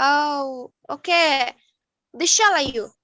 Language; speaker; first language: English; non-native, learner; Indonesian